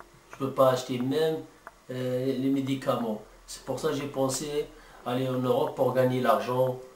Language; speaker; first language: French; non-native, learner; Arabic